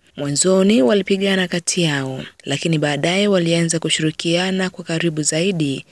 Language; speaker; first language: Swahili; native; Swahili